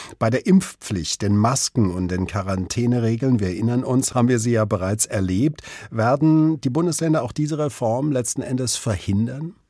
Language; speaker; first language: German; native; German